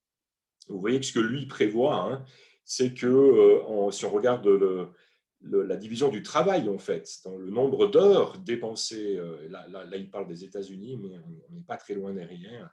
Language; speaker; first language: French; native; French